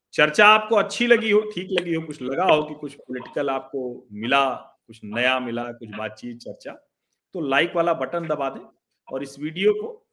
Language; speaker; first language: Hindi; native; Hindi